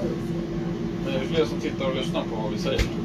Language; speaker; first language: Swedish; native; Swedish